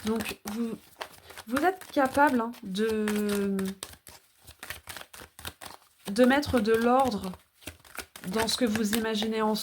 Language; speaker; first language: French; native; French